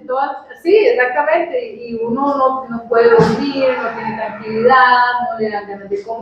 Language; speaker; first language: Spanish; native; Spanish